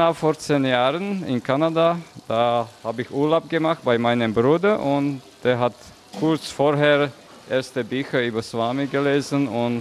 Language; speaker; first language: German; non-native, fluent; Slovak